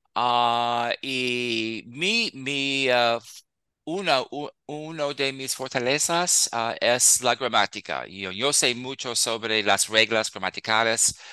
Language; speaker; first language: Spanish; non-native, fluent; English